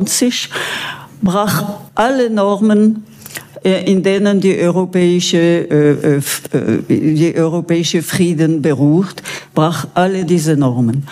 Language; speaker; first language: German; non-native, local second language; French